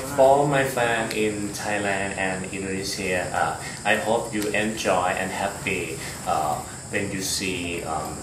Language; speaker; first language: English; non-native, learner; Indonesian